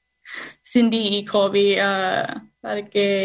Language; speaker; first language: Spanish; non-native, learner; English